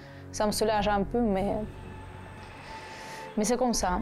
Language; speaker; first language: French; non-native, fluent; Russian